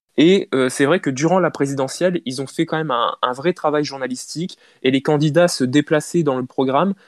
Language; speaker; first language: French; native; French